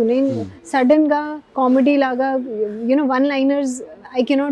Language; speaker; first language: Telugu; non-native, learner; Hindi